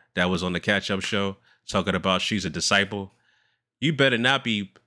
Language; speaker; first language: English; native; English